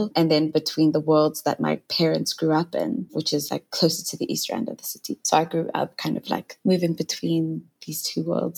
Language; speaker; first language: English; non-native, local second language; Southern Sotho